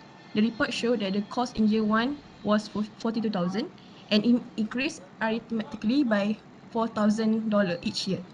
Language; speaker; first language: English; non-native, local second language; Malay